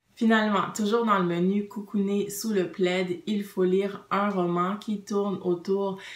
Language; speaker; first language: French; native; French